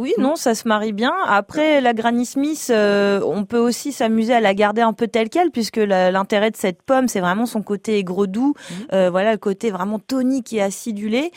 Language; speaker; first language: French; native; French